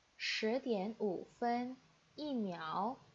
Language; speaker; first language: Chinese; non-native, fluent; Indonesian